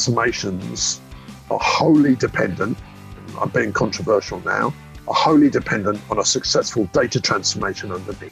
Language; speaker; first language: English; native; English